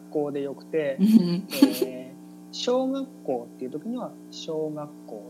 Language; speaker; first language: Japanese; native; Japanese